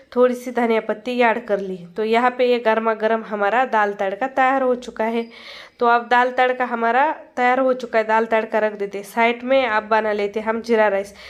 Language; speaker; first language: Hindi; non-native, local second language; Marathi